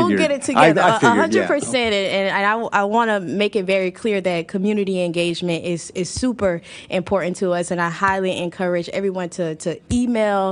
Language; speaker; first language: English; native; English